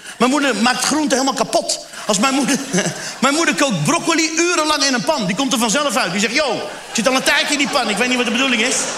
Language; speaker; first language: Dutch; early bilingual, other home language; Turkish